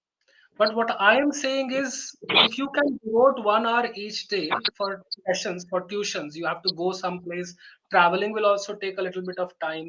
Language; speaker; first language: English; non-native, local second language; Hindi